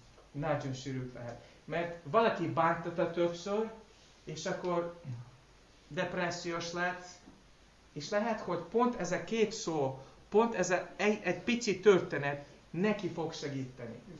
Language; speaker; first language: Hungarian; non-native, learner; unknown